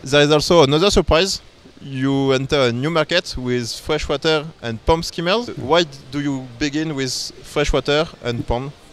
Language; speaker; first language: English; non-native, fluent; French